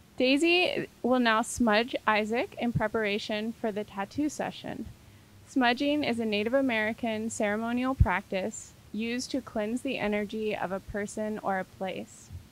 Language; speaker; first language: English; native; English